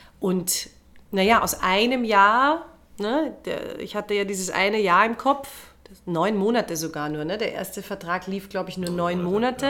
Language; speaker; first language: German; native; German